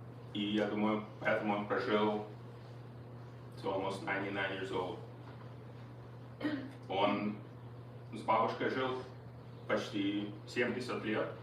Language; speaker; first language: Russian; early bilingual, heritage; Russian